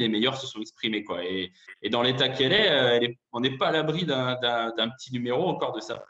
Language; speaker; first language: French; native; French